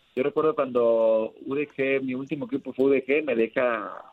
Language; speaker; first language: Spanish; native; Spanish